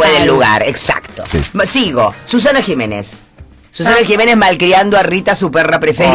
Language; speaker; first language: Spanish; native; Spanish